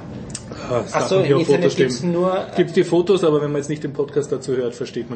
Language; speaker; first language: German; native; German